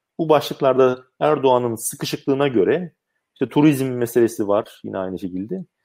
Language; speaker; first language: Turkish; native; Turkish